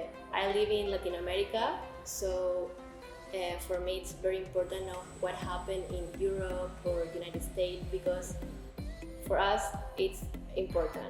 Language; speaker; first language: English; non-native, learner; Spanish